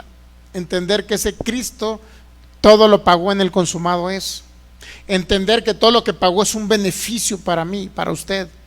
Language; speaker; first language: Spanish; native; Spanish